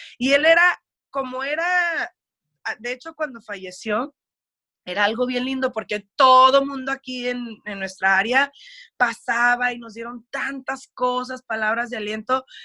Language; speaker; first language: Spanish; early bilingual, heritage; Spanish